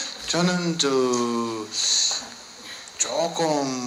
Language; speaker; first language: Korean; non-native, learner; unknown